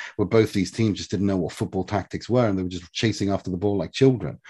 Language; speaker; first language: English; early bilingual, other home language; Swedish